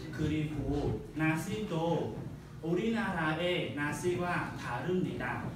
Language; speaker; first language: Korean; non-native, fluent; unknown